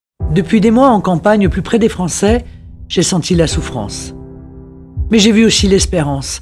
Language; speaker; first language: French; native; French